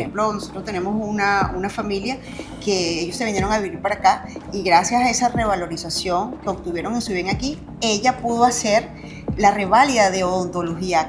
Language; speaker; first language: Spanish; native; Spanish